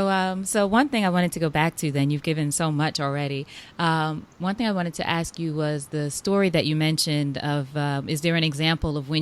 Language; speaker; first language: English; native; English